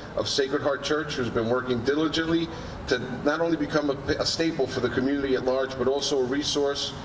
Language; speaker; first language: English; early bilingual, other home language; Spanish